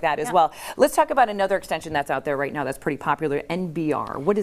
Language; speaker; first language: English; native; English